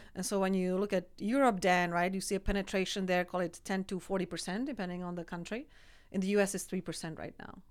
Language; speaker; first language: English; non-native, fluent; Czech